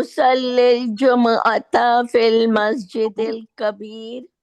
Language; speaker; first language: Arabic; non-native, learner; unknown